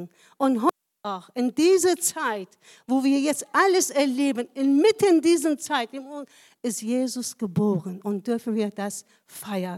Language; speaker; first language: German; non-native, fluent; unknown